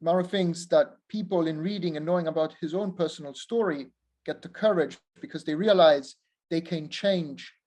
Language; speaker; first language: English; non-native, fluent; Italian